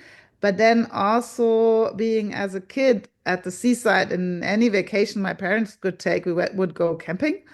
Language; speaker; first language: English; non-native, fluent; German